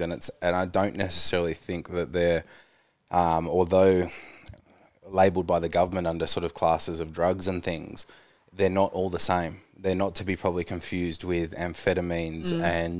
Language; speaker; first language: English; native; English